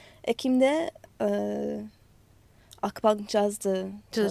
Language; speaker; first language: Turkish; non-native, learner; English